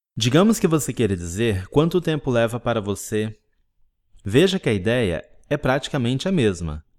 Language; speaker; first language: Portuguese; native; Portuguese